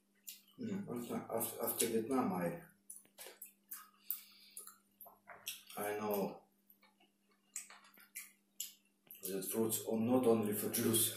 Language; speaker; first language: English; non-native, learner; Russian